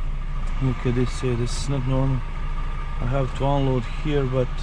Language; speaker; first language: English; non-native, learner; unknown